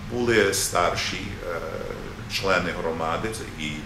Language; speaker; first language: Ukrainian; early bilingual, other home language; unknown